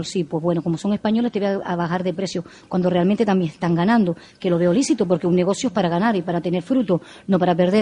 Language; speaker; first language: Spanish; native; Spanish